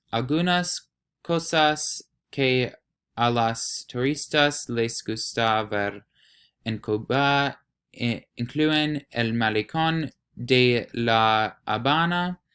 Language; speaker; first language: Spanish; non-native, learner; English